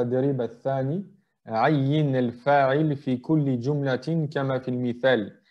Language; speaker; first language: Arabic; non-native, fluent; French